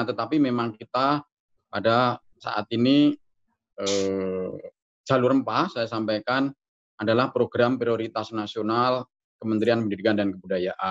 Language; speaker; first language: Indonesian; native; Indonesian